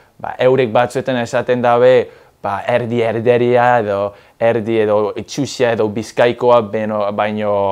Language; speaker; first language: Basque; non-native, fluent; English